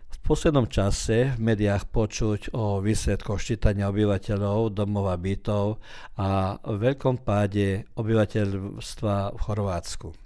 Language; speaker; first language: Slovak; early bilingual, heritage; Slovak